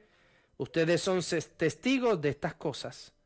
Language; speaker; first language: Spanish; native; Spanish